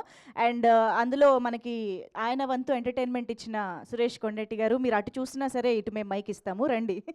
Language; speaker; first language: Telugu; native; Telugu